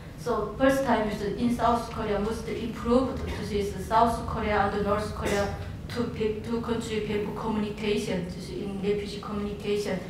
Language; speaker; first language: English; non-native, learner; Korean